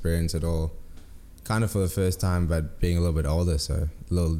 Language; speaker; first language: English; native; English